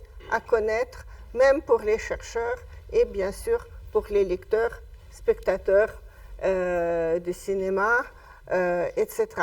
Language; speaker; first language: French; non-native, fluent; Russian